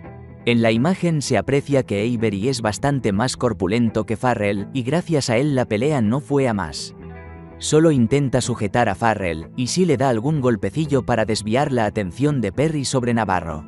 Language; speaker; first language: Spanish; native; Spanish